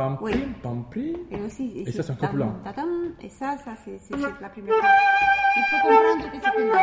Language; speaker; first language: French; non-native, fluent; Romanian